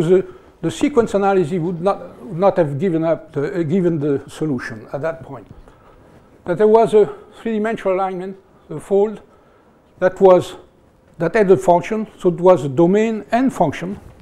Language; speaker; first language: English; non-native, fluent; French